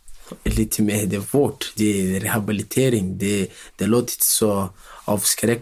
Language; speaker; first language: Swedish; non-native, local second language; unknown